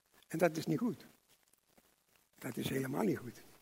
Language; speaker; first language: Dutch; non-native, local second language; English